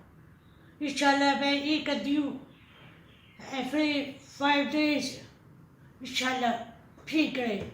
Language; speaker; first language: Hindi; non-native, learner; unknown